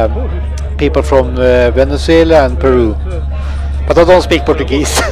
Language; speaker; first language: English; non-native, fluent; Swedish